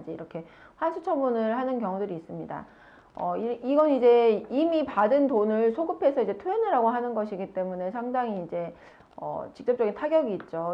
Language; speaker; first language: Korean; native; Korean